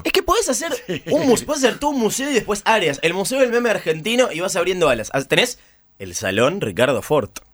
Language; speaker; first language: Spanish; native; Spanish